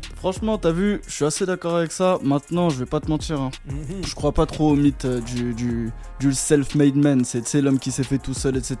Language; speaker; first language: French; native; French